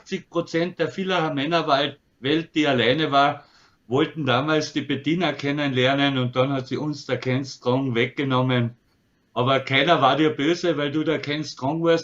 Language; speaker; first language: German; native; German